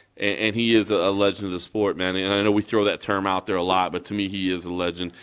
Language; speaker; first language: English; native; English